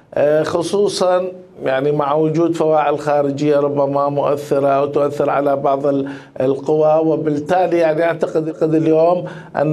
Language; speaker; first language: Arabic; native; Arabic